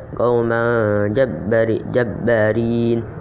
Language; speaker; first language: Arabic; non-native, learner; Indonesian